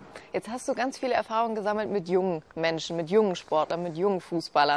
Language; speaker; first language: German; native; German